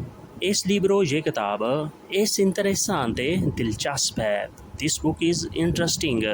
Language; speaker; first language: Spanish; non-native, learner; Urdu